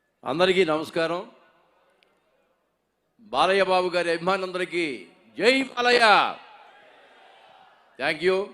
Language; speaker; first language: Telugu; native; Telugu